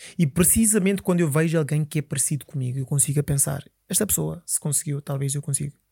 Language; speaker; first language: Portuguese; early bilingual, other home language; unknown